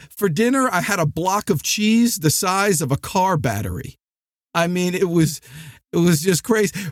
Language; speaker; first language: English; native; English